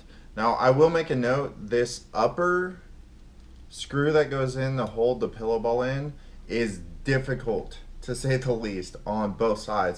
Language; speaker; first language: English; native; English